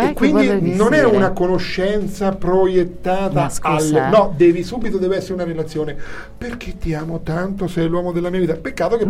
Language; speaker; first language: Italian; native; Italian